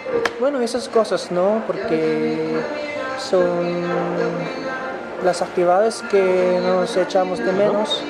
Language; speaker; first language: Spanish; non-native, fluent; Filipino